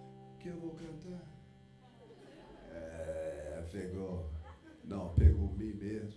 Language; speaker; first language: Portuguese; non-native, fluent; English